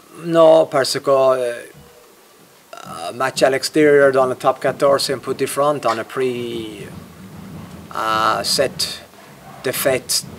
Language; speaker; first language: French; non-native, fluent; English